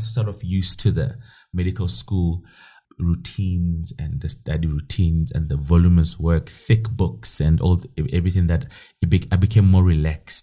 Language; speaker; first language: English; non-native, local second language; Southern Sotho